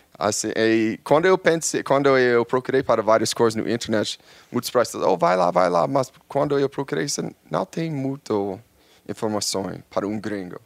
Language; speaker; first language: Portuguese; non-native, fluent; English